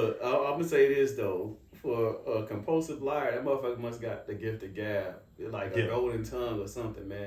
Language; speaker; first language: English; native; English